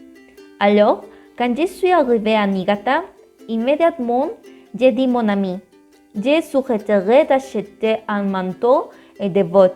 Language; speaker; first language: French; non-native, learner; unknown